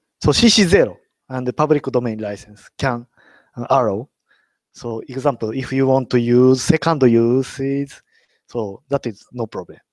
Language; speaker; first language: English; non-native, learner; Japanese